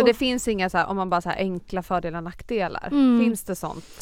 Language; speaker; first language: Swedish; native; Swedish